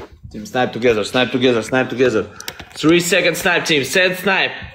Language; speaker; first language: English; non-native, learner; Russian